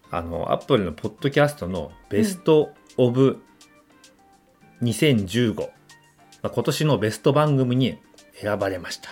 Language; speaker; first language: Japanese; native; Japanese